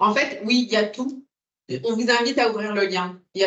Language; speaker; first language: French; native; French